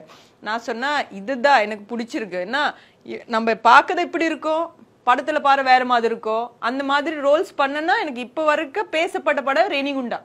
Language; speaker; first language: Tamil; non-native, learner; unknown